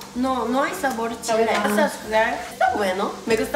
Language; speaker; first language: Spanish; non-native, learner; Korean